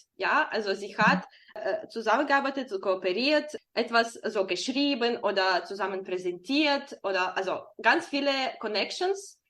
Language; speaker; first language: German; non-native, fluent; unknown